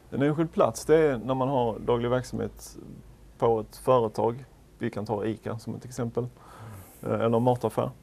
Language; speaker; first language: Swedish; native; Swedish